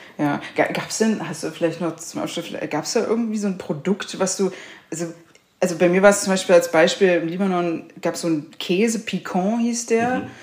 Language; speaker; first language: German; native; German